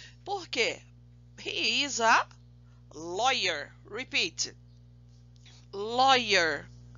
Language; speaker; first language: English; non-native, fluent; Portuguese